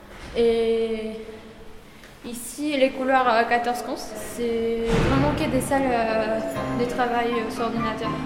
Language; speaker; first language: French; non-native, fluent; Spanish